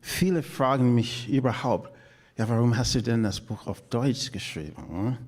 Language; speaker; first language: German; non-native, fluent; English